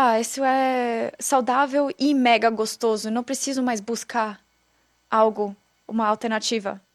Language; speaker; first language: Portuguese; non-native, fluent; German